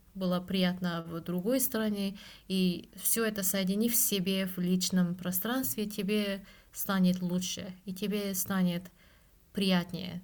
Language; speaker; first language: Russian; non-native, fluent; Japanese